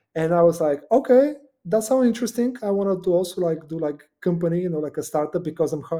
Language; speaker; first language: English; non-native, fluent; Bulgarian